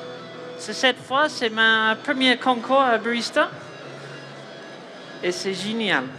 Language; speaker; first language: French; non-native, learner; English